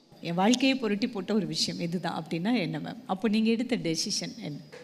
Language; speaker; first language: Tamil; native; Tamil